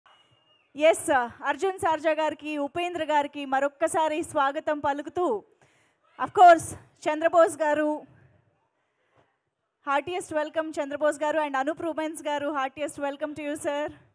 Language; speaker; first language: Telugu; native; Telugu